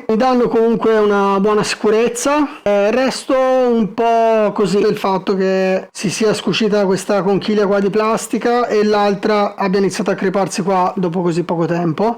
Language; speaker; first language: Italian; native; Italian